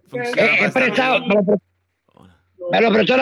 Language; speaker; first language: Spanish; native; Spanish